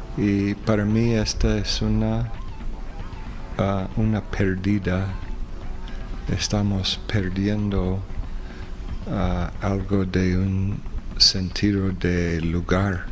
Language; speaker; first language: Spanish; non-native, fluent; English